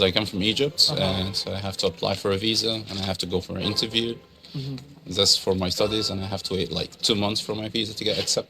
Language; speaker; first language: English; non-native, fluent; Arabic